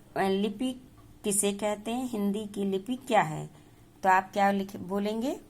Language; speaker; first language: Hindi; native; Hindi